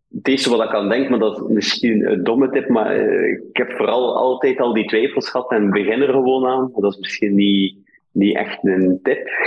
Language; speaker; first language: Dutch; native; Dutch